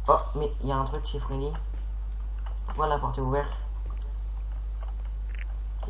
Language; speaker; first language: French; native; French